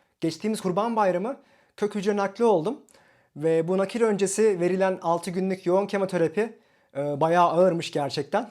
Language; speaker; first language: Turkish; native; Turkish